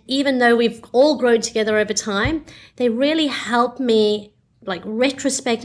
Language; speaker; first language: English; native; English